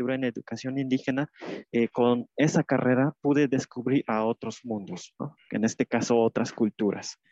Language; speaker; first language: Spanish; non-native, local second language; Tzeltal